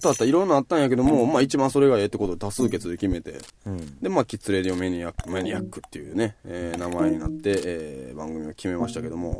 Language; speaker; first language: Japanese; native; Japanese